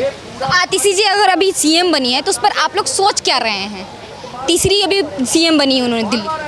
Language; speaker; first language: Hindi; native; Hindi